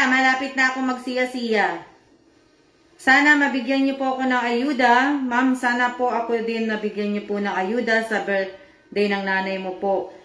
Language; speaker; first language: Filipino; native; Filipino